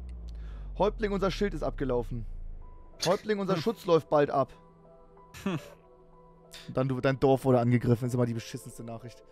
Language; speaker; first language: German; native; German